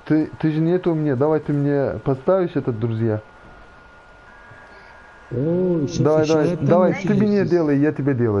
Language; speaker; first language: Russian; non-native, learner; Turkish